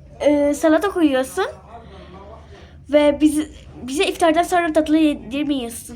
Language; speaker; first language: Turkish; early bilingual, other home language; Arabic